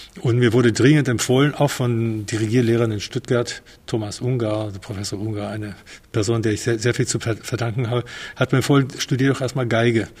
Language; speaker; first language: German; non-native, fluent; Spanish